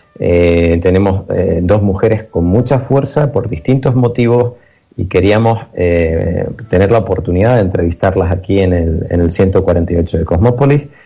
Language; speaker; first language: Spanish; native; Spanish